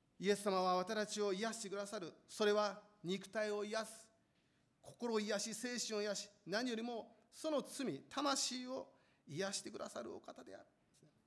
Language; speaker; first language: Japanese; non-native, fluent; Korean